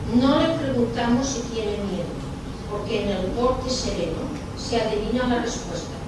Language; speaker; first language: Spanish; non-native, local second language; Catalan